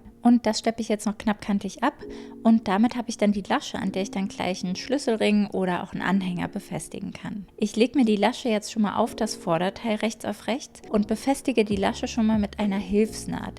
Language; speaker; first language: German; native; German